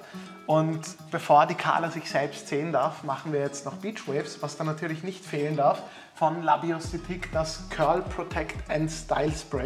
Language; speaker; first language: German; native; German